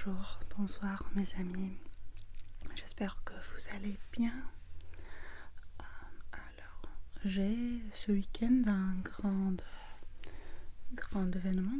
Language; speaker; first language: French; non-native, learner; English